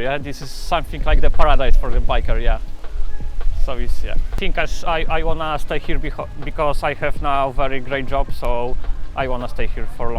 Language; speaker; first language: English; non-native, fluent; Polish